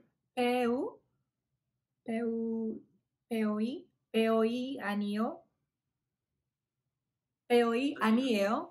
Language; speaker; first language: Korean; non-native, learner; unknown